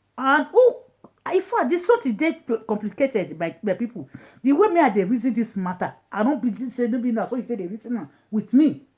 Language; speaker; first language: Nigerian Pidgin; non-native, local second language; Bini